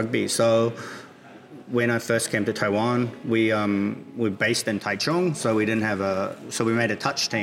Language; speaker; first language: English; native; English